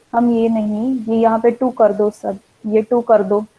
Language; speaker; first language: Hindi; non-native, local second language; Gujarati